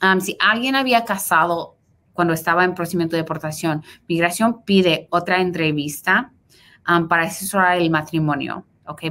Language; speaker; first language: Spanish; early bilingual, heritage; Spanish